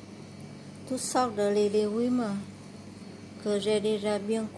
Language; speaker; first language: French; non-native, fluent; Vietnamese